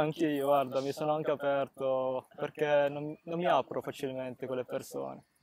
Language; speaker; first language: Italian; early bilingual, other home language; Filipino